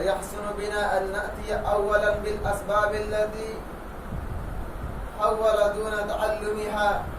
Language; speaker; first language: Arabic; non-native, learner; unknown